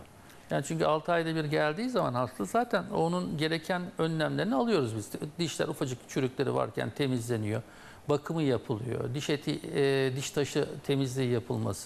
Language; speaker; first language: Turkish; native; Turkish